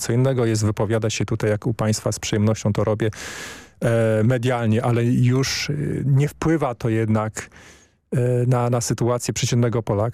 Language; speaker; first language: Polish; native; Polish